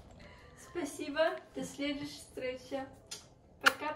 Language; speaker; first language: Russian; early bilingual, heritage; Russian